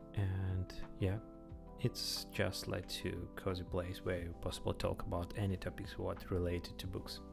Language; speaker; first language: English; non-native, learner; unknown